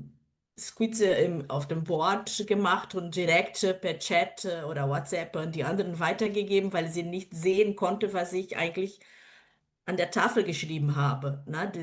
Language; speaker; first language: German; non-native, fluent; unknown